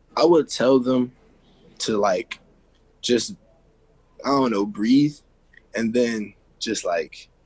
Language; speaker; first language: English; native; English